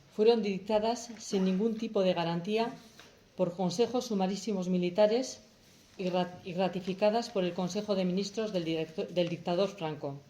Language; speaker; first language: Spanish; native; Spanish